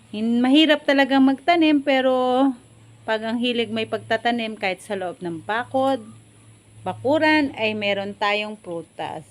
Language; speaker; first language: Filipino; native; Filipino